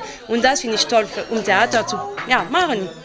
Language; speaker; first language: German; non-native, learner; French